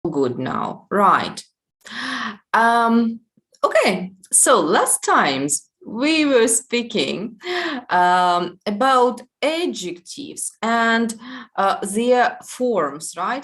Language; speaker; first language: English; non-native, fluent; Russian